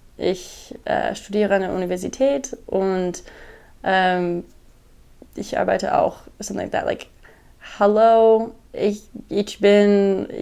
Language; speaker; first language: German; non-native, fluent; English